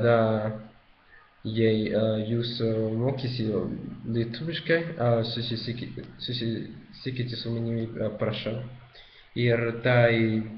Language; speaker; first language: Lithuanian; non-native, learner; Spanish